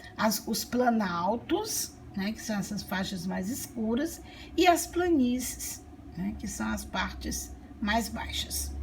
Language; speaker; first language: Portuguese; native; Portuguese